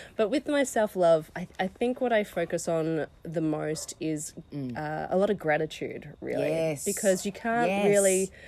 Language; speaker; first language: English; native; English